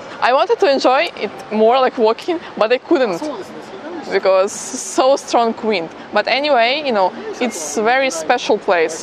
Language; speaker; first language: English; non-native, fluent; Ukrainian